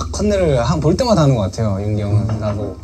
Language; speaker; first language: Korean; native; Korean